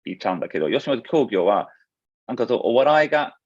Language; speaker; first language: Japanese; non-native, fluent; English